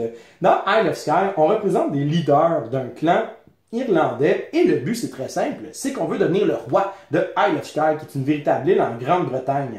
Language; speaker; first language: French; native; French